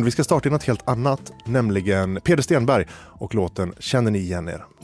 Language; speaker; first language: Swedish; native; Swedish